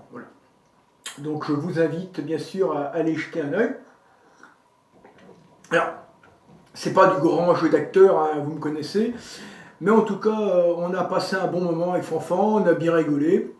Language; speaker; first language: French; native; French